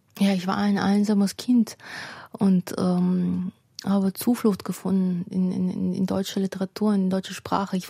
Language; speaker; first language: German; non-native, fluent; Russian